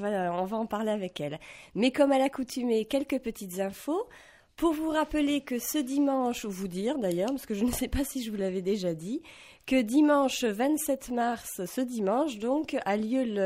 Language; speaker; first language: French; native; French